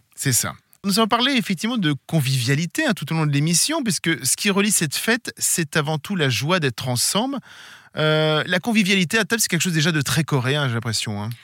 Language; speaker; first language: French; native; French